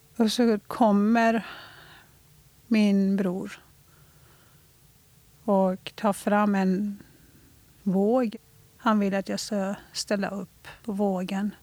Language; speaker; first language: Swedish; non-native, fluent; Persian